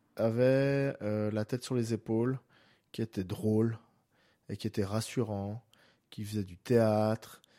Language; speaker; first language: French; native; French